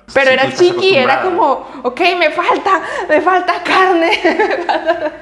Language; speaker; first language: Spanish; native; Spanish